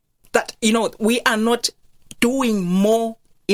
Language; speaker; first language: English; non-native, local second language; Shona